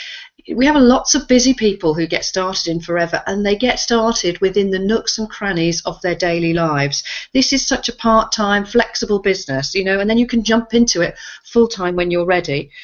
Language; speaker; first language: English; native; English